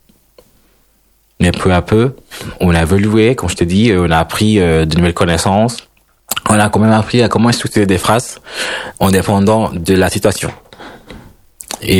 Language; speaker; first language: French; non-native, fluent; Spanish